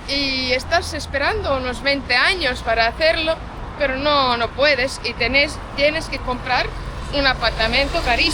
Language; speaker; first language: Spanish; non-native, fluent; Estonian